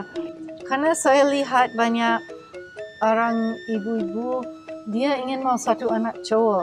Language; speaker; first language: Indonesian; non-native, learner; English